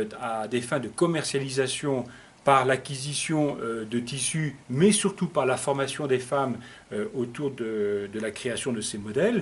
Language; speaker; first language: French; native; French